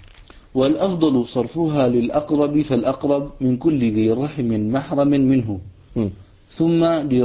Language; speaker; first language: Arabic; native; Arabic